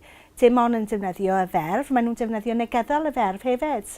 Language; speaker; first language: Welsh; native; Welsh